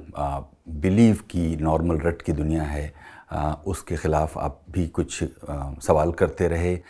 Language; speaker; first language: Hindi; native; Hindi